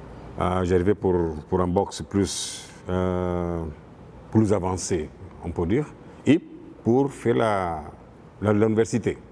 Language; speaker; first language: French; non-native, fluent; Portuguese